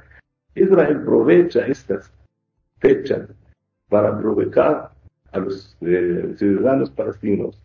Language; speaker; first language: Spanish; non-native, fluent; Arabic